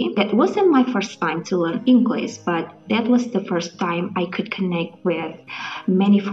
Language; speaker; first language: English; non-native, fluent; Indonesian